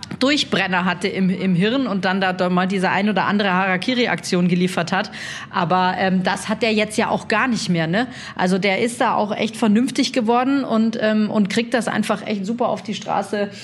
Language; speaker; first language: German; native; German